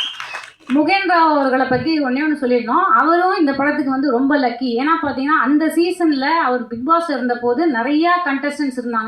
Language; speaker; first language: Tamil; native; Tamil